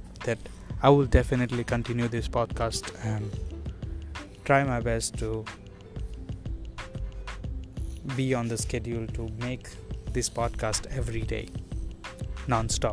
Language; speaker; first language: English; non-native, local second language; Marathi